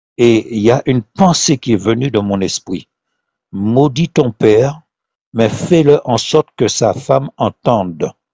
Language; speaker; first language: French; non-native, local second language; Haitian Creole